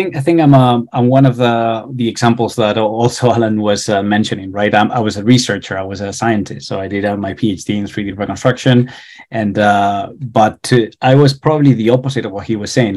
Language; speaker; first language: English; non-native, fluent; Spanish